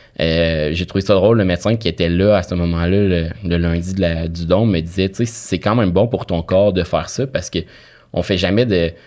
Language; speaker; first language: French; native; French